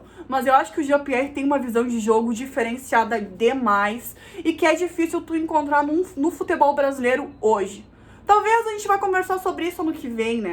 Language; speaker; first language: Portuguese; native; Portuguese